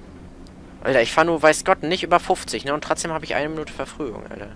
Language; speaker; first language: German; native; German